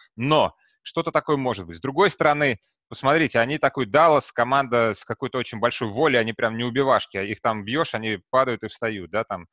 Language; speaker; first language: Russian; native; Russian